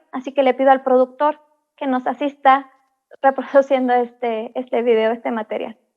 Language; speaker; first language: Spanish; native; Spanish